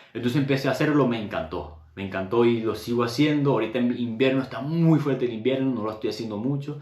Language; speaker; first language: Spanish; native; Spanish